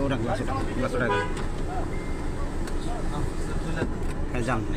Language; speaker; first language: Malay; non-native, fluent; Bangla